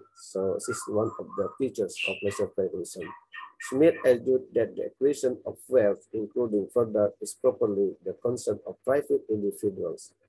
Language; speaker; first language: English; non-native, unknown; Indonesian